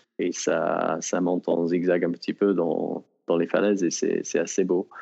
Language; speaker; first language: French; non-native, fluent; English